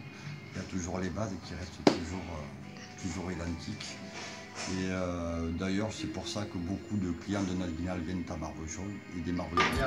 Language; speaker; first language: French; native; French